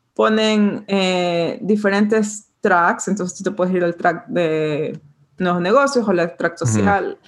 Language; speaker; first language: Spanish; native; Spanish